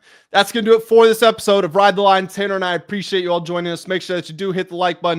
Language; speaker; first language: English; native; English